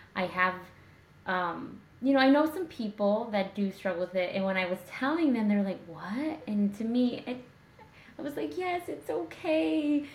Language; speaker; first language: English; native; English